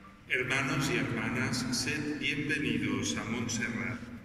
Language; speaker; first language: Spanish; non-native, local second language; Catalan